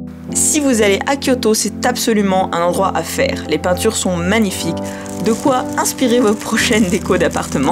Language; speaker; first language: French; native; French